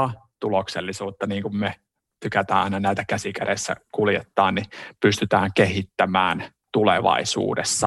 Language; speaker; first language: Finnish; native; Finnish